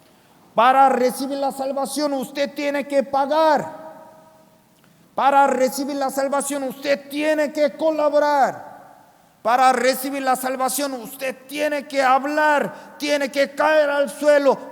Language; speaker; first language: Spanish; non-native, fluent; Korean